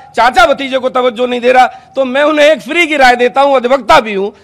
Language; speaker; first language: Hindi; native; Hindi